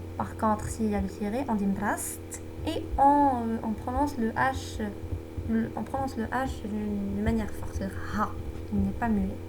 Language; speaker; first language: French; non-native, local second language; Arabic